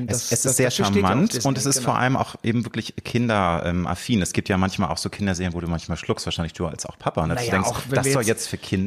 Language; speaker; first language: German; native; German